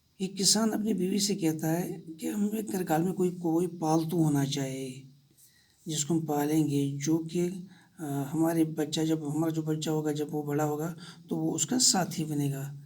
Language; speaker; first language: Urdu; non-native, local second language; Kashmiri